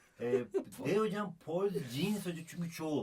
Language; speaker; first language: Turkish; native; Turkish